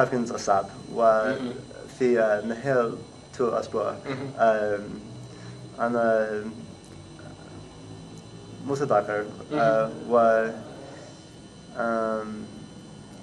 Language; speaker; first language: Arabic; non-native, learner; English